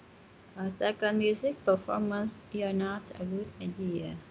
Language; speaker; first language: English; non-native, learner; Vietnamese